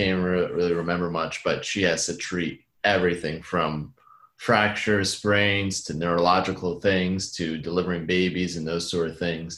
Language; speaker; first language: English; native; English